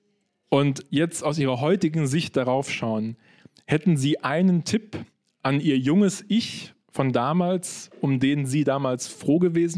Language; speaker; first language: German; native; German